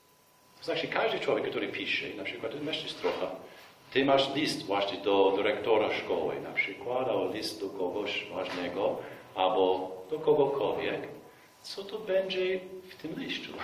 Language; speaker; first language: Polish; non-native, fluent; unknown